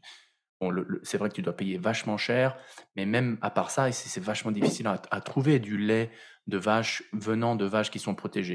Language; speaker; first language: French; native; French